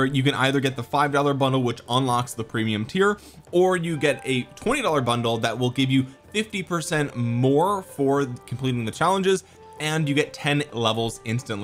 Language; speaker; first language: English; native; English